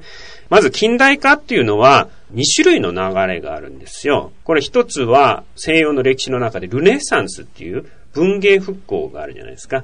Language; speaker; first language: Japanese; native; Japanese